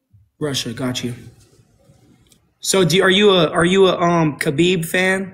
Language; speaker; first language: English; native; English